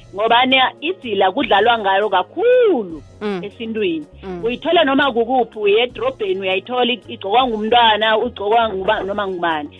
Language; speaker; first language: Zulu; non-native, local second language; South Ndebele